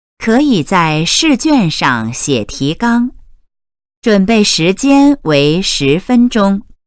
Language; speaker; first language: Chinese; native; Chinese